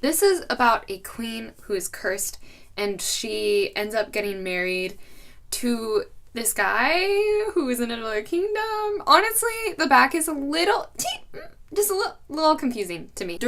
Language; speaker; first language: English; native; English